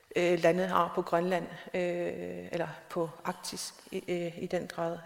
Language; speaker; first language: Danish; non-native, local second language; Kalaallisut